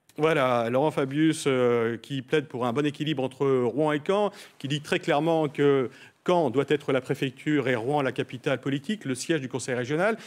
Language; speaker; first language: French; native; French